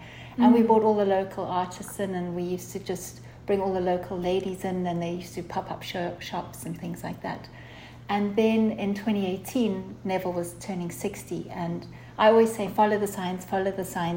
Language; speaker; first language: English; native; English